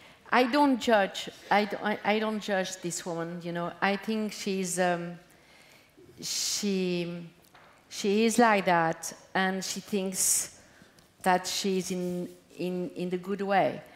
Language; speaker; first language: English; non-native, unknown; French